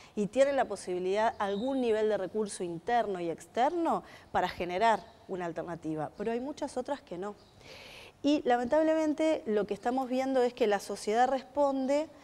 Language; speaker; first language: Spanish; native; Spanish